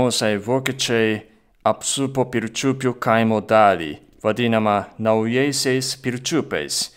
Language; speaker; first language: Lithuanian; non-native, fluent; Japanese